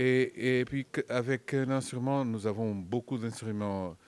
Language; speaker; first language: French; non-native, fluent; Portuguese